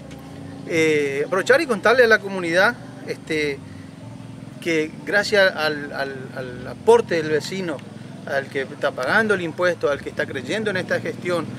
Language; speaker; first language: Spanish; native; Spanish